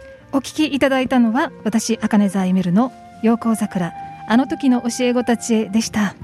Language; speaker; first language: Japanese; native; Japanese